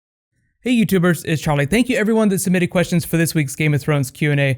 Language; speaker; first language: English; native; English